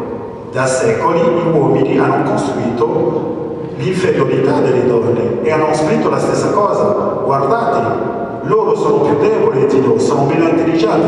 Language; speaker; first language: Italian; early bilingual, other home language; French